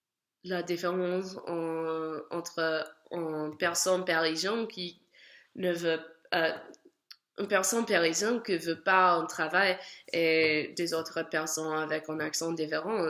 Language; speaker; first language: French; non-native, learner; English